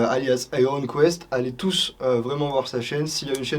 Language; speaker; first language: French; native; French